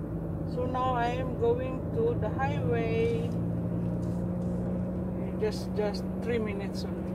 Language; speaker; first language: English; non-native, local second language; Filipino